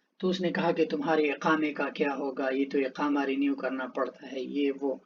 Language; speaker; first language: Urdu; non-native, local second language; Pashto